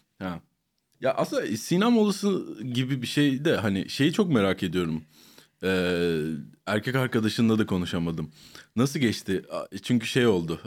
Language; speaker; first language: Turkish; native; Turkish